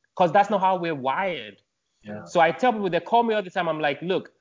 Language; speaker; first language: English; non-native, local second language; Yoruba